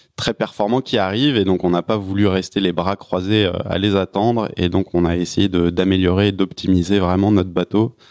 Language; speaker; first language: French; native; French